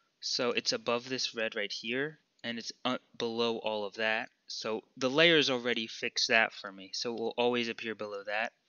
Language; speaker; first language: English; native; English